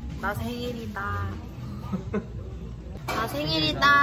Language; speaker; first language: Korean; native; Korean